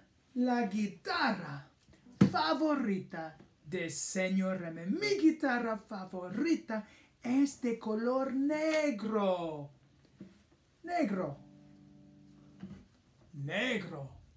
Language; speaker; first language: Spanish; non-native, fluent; English